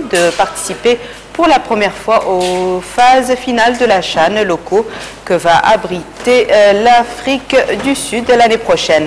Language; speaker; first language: French; non-native, local second language; Arabic